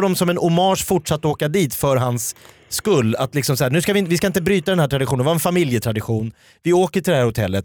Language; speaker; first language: Swedish; native; Swedish